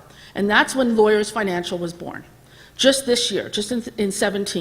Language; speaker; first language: English; native; English